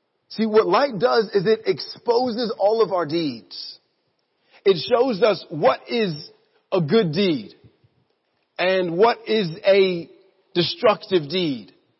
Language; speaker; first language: English; native; English